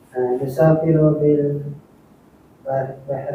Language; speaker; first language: Arabic; non-native, learner; Filipino